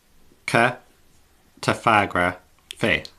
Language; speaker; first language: Catalan; non-native, learner; English